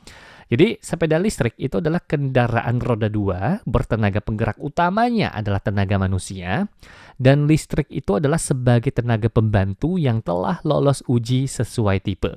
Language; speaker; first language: Indonesian; native; Indonesian